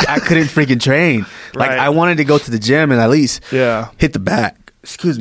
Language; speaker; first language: English; early bilingual, other home language; Yoruba